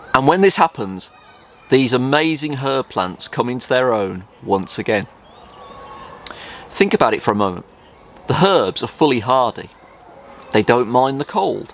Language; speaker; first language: English; native; English